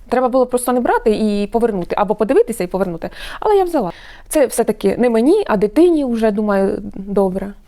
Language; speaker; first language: Ukrainian; non-native, local second language; Russian